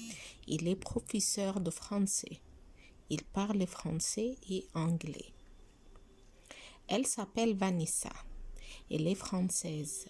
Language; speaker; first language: French; non-native, fluent; Arabic